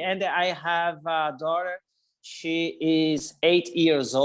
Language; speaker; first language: English; non-native, learner; Portuguese